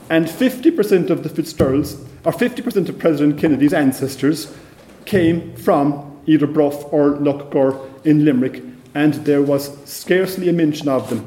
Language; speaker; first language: English; native; English